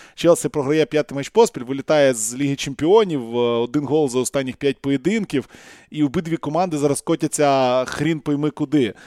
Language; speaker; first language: Ukrainian; non-native, local second language; Russian